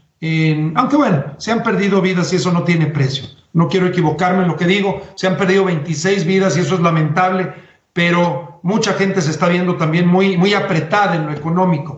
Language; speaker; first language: Spanish; native; Spanish